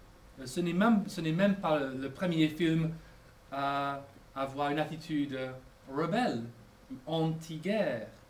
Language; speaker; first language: French; non-native, fluent; English